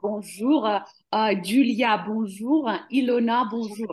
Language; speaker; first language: French; non-native, fluent; Ukrainian